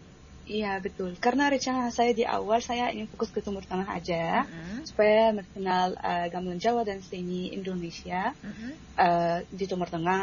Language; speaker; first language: Indonesian; non-native, fluent; Arabic